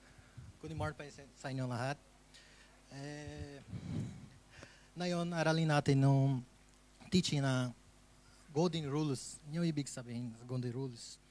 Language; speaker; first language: Filipino; non-native, learner; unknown